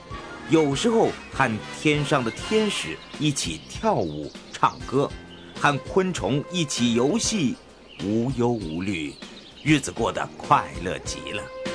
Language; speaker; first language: Chinese; native; Chinese